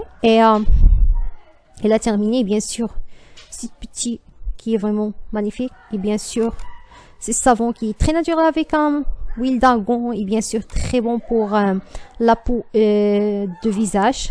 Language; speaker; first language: French; non-native, learner; Arabic